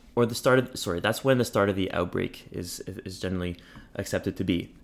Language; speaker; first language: English; native; English